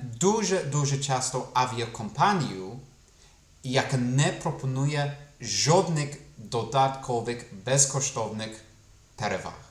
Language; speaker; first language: Ukrainian; non-native, fluent; English